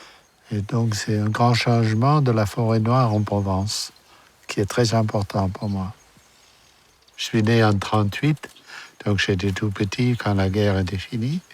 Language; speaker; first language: French; non-native, fluent; German